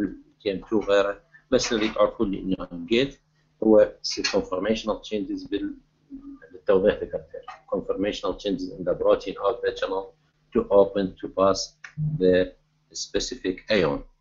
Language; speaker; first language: Arabic; native; Arabic